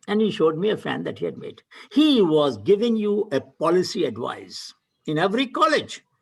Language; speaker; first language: English; non-native, local second language; Hindi